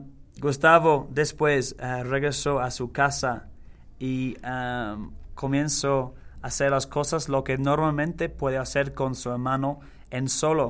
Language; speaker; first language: Spanish; non-native, learner; English